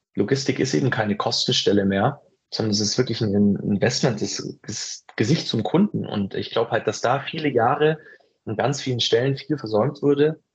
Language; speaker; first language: German; native; German